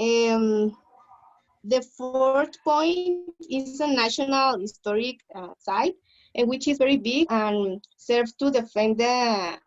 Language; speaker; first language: English; non-native, learner; Spanish